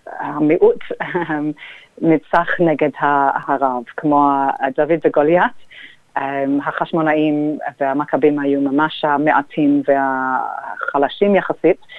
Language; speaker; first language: Hebrew; non-native, fluent; English